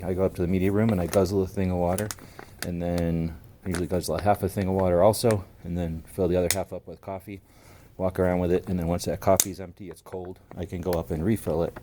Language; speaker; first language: English; native; English